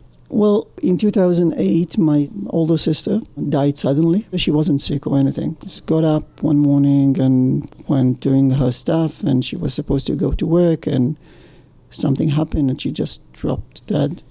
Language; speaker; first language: English; non-native, fluent; Hebrew